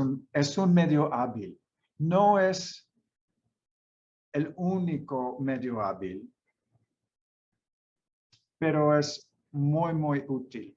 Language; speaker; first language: Spanish; non-native, fluent; English